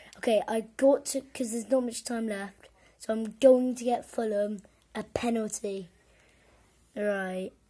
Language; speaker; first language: English; native; English